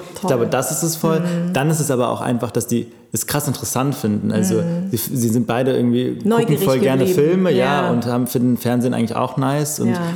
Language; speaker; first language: German; native; German